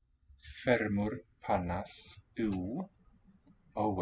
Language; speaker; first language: Welsh; non-native, learner; English